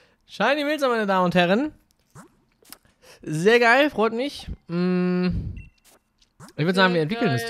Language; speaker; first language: German; native; German